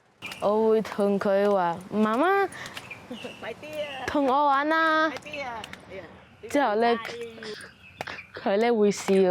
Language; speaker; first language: Cantonese; early bilingual, other home language; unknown